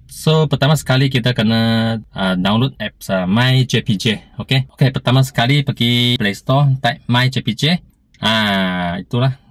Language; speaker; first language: Malay; non-native, local second language; Chinese